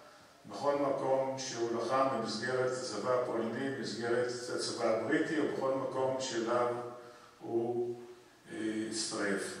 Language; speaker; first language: Hebrew; early bilingual, other home language; Polish